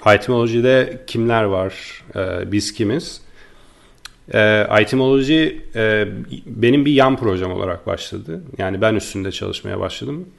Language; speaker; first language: Turkish; native; Turkish